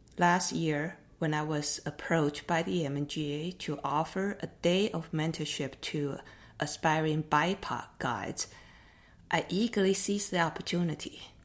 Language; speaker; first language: English; non-native, fluent; Chinese